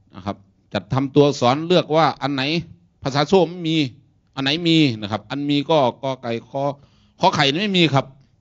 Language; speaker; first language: Thai; non-native, local second language; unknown